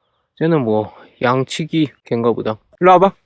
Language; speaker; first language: Korean; native; Korean